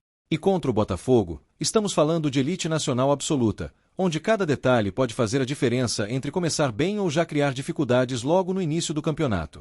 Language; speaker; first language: Portuguese; native; Portuguese